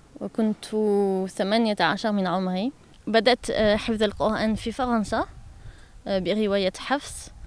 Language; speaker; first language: Arabic; non-native, learner; French